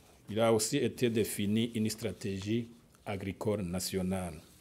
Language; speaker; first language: French; non-native, local second language; Rundi